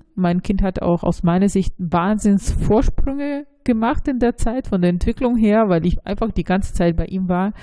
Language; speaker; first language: German; early bilingual, other home language; Russian